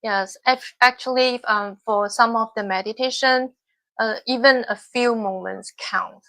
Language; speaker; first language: English; non-native, fluent; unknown